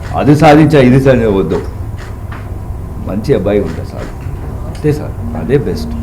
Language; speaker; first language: Telugu; non-native, learner; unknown